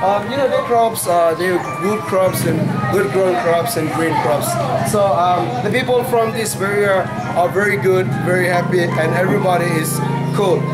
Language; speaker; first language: English; non-native, learner; Indonesian